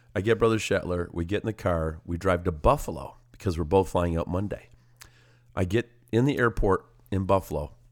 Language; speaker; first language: English; native; English